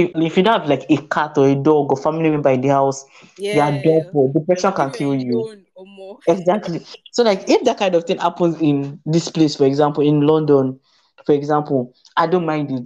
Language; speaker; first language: English; non-native, local second language; Yoruba